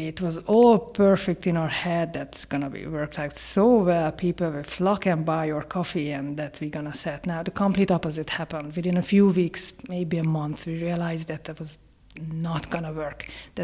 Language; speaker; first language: English; non-native, fluent; Hungarian